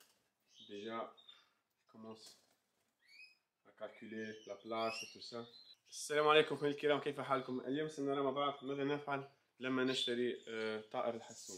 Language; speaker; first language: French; non-native, fluent; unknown